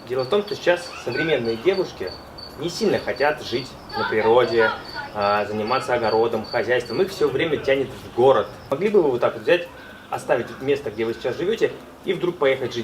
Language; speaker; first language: Russian; native; Russian